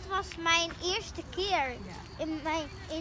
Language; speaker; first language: Dutch; early bilingual, other home language; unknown